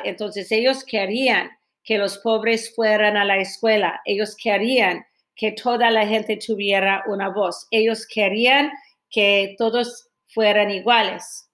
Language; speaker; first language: Spanish; non-native, fluent; English